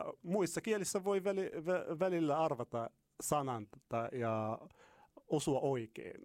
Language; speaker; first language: Finnish; non-native, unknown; Arabic